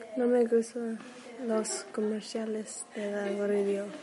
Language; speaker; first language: Spanish; non-native, learner; English